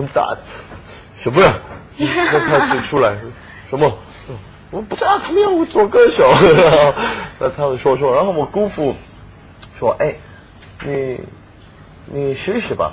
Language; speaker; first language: Chinese; non-native, learner; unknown